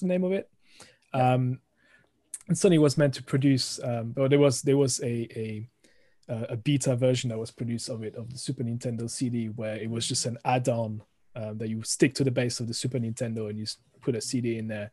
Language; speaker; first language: English; non-native, fluent; French